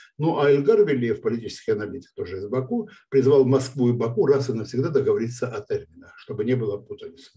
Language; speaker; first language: Russian; non-native, local second language; Georgian